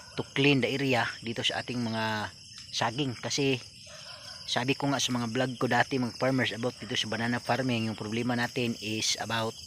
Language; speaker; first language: Filipino; non-native, local second language; Cebuano